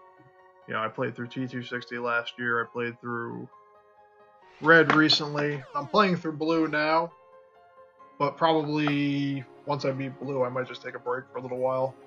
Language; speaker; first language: English; native; English